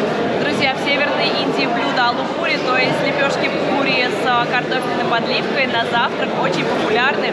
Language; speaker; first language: Russian; native; Russian